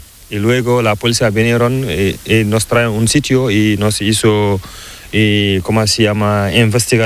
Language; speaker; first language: Spanish; non-native, learner; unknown